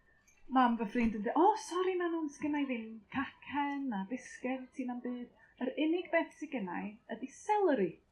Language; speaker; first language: Welsh; native; Welsh